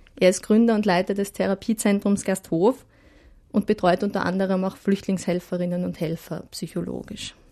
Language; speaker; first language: German; native; German